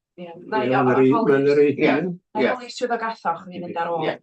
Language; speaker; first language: Welsh; native; Welsh